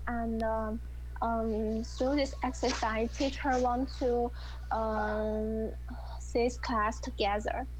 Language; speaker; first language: English; non-native, learner; Chinese